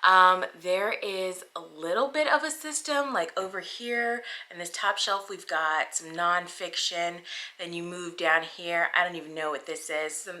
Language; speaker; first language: English; native; English